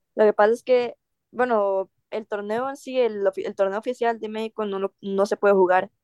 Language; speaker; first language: Spanish; native; Spanish